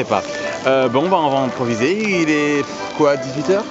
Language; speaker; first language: French; native; French